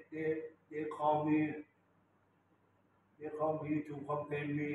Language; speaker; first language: English; non-native, learner; Thai